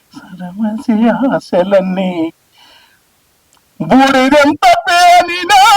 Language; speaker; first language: Telugu; native; Telugu